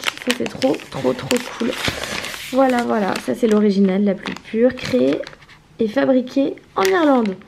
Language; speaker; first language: French; native; French